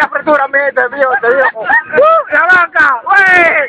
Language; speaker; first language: Spanish; native; Spanish